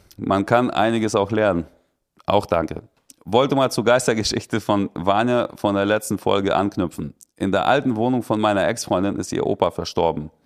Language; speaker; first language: German; early bilingual, other home language; Russian